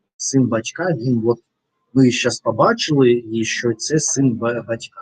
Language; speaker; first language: Ukrainian; non-native, learner; Russian